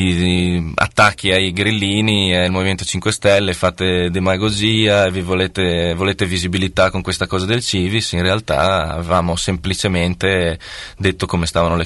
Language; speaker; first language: Italian; native; Italian